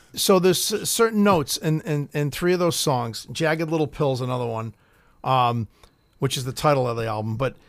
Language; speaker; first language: English; native; English